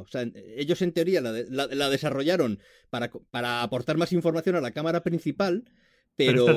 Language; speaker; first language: Spanish; native; Spanish